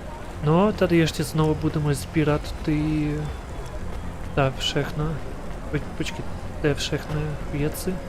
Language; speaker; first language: Czech; non-native, learner; Ukrainian